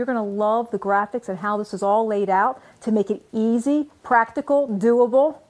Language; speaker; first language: English; native; English